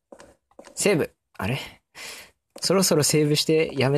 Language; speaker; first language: Japanese; native; Japanese